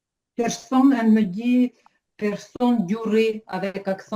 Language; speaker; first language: French; non-native, fluent; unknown